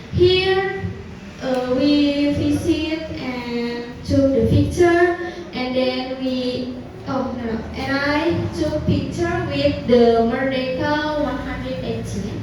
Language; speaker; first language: English; non-native, learner; Indonesian